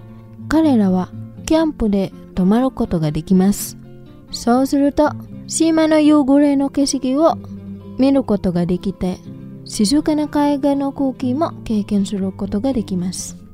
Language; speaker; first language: Japanese; non-native, fluent; Indonesian